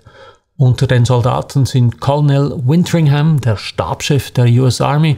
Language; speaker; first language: German; native; German